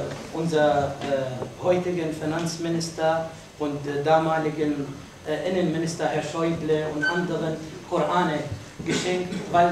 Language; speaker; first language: German; non-native, fluent; Arabic